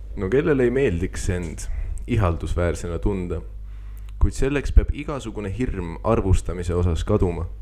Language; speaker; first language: Estonian; native; Estonian